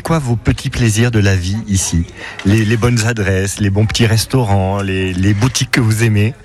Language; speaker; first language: French; native; French